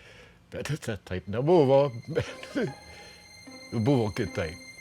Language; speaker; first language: Lithuanian; early bilingual, heritage; Lithuanian